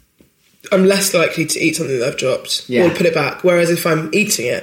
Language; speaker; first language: English; native; English